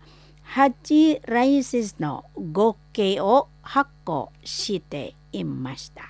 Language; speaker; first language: Japanese; non-native, fluent; Indonesian